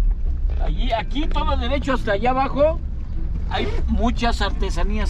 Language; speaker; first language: Spanish; native; Spanish